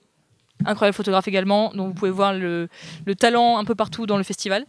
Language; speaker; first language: French; native; French